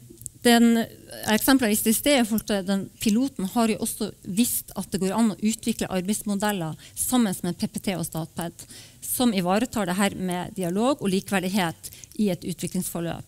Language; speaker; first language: Norwegian; native; Norwegian